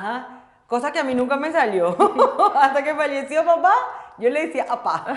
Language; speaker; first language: Spanish; non-native, local second language; Korean